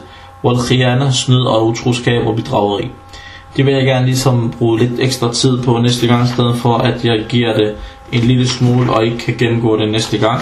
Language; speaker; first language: Danish; early bilingual, other home language; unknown